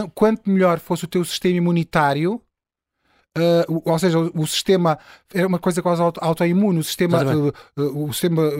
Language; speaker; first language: Portuguese; native; Portuguese